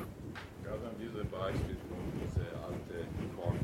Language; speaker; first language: German; non-native, fluent; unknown